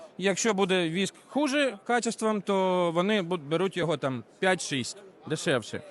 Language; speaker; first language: Ukrainian; native; Ukrainian